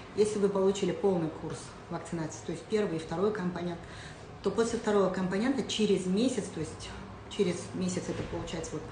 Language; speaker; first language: Russian; non-native, local second language; Kazakh